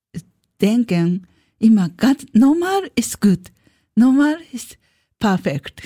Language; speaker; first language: German; non-native, learner; Japanese